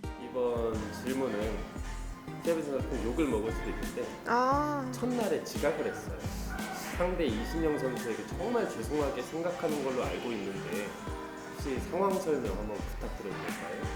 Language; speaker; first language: Korean; native; Korean